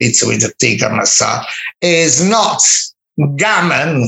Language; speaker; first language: English; non-native, fluent; Italian